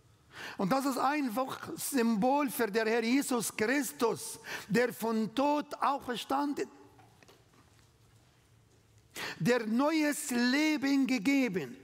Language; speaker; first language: German; non-native, learner; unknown